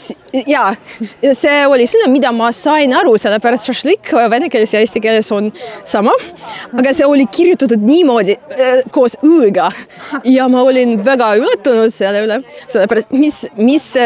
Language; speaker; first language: Estonian; non-native, fluent; Russian